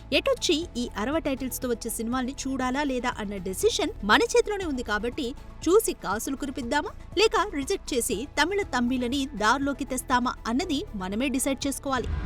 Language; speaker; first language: Telugu; native; Telugu